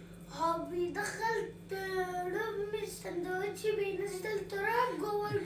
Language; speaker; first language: Arabic; native; Arabic